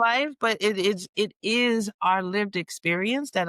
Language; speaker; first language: English; native; English